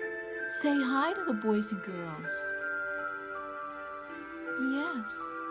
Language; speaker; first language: English; native; English